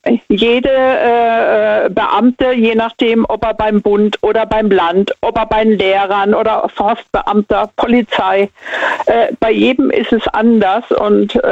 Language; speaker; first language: German; native; German